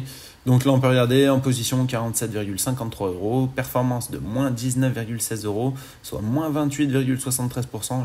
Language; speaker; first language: French; native; French